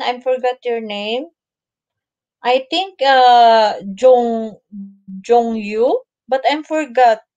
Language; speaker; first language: English; non-native, learner; Filipino